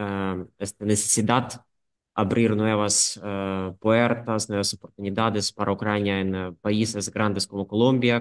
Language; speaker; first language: Spanish; non-native, fluent; Ukrainian